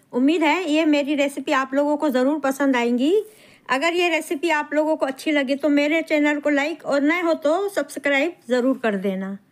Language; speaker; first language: Hindi; native; Hindi